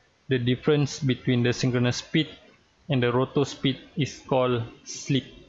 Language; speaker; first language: English; non-native, local second language; Malay